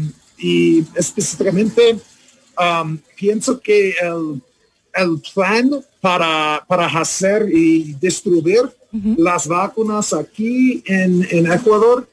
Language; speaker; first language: Spanish; non-native, learner; English